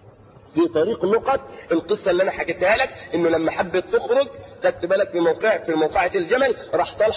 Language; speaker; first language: Arabic; native; Arabic